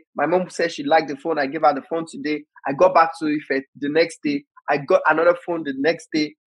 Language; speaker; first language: English; non-native, local second language; Yoruba